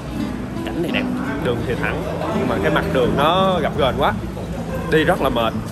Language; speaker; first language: Vietnamese; native; Vietnamese